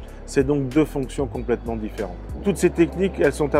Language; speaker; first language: French; native; French